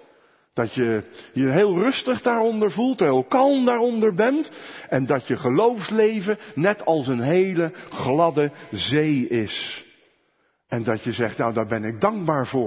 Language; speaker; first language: Dutch; native; Dutch